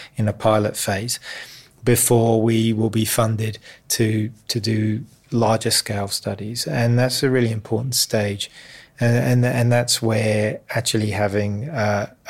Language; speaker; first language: English; native; English